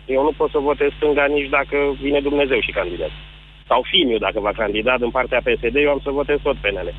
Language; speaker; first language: Romanian; native; Romanian